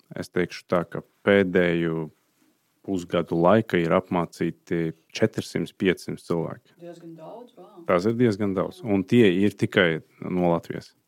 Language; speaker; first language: Latvian; non-native, fluent; Azerbaijani